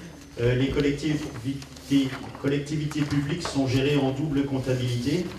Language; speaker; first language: French; native; French